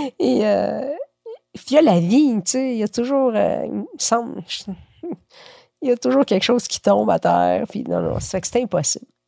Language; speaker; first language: French; early bilingual, other home language; Spanish